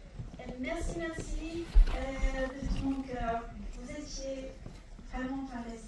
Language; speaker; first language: French; non-native, fluent; Hungarian